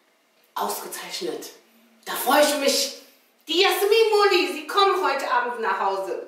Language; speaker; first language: German; non-native, learner; Chinese